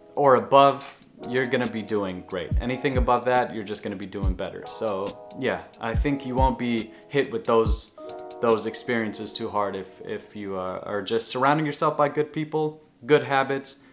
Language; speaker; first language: English; native; English